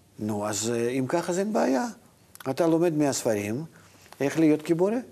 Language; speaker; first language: Hebrew; non-native, fluent; Russian